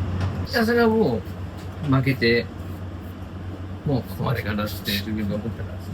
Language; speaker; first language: Japanese; native; Japanese